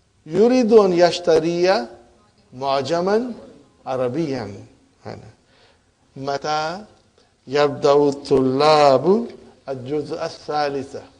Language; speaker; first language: Arabic; non-native, fluent; English